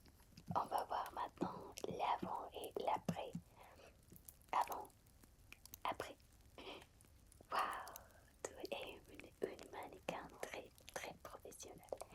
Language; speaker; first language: French; non-native, fluent; Spanish